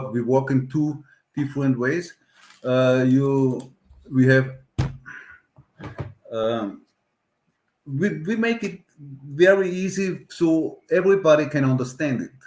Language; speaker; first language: English; non-native, learner; German